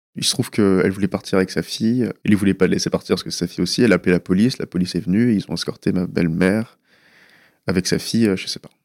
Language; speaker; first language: French; early bilingual, other home language; Persian